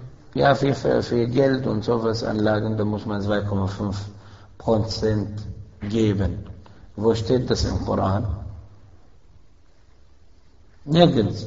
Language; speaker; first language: German; non-native, fluent; Arabic